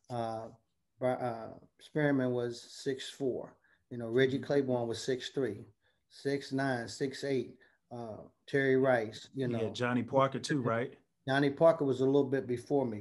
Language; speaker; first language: English; native; English